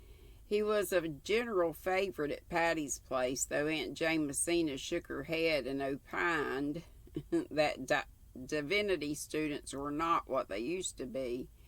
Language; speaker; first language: English; native; English